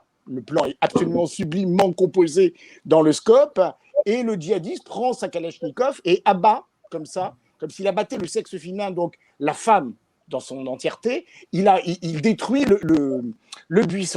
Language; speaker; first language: French; native; French